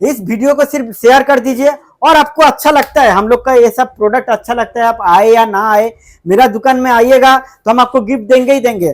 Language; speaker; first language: Hindi; non-native, local second language; Bangla